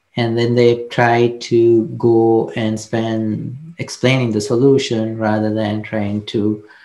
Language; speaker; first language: English; non-native, local second language; Sinhala